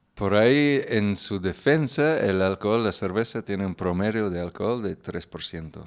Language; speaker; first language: Spanish; non-native, fluent; English